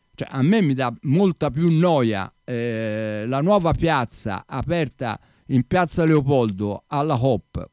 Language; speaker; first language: Italian; native; Italian